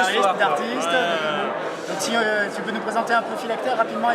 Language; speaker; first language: French; native; French